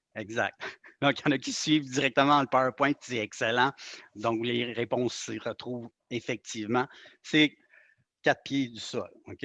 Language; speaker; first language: French; native; French